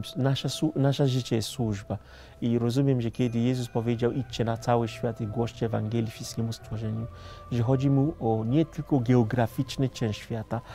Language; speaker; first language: Polish; non-native, fluent; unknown